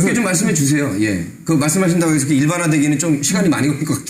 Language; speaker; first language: Korean; native; Korean